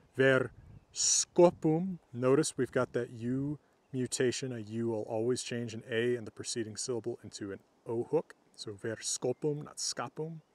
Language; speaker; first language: English; native; English